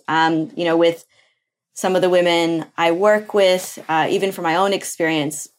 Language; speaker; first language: English; non-native, fluent; Portuguese